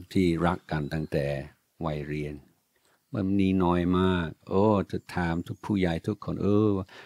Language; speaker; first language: Thai; non-native, fluent; English